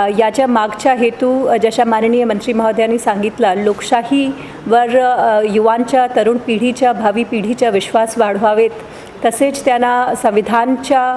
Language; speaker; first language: Marathi; non-native, local second language; Hindi